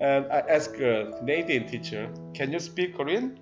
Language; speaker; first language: English; non-native, learner; Korean